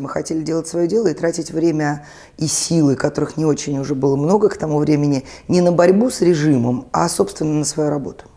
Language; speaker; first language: Russian; native; Russian